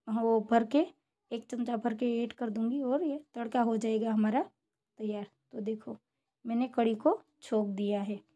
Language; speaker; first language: Hindi; non-native, local second language; Gujarati